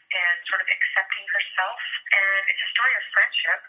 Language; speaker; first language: English; native; English